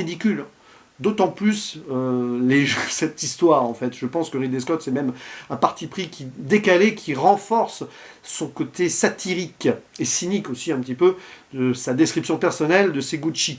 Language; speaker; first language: French; native; French